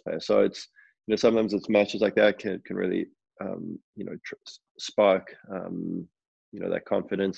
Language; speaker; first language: English; native; English